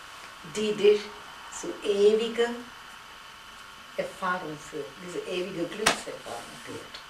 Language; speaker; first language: German; non-native, fluent; Gujarati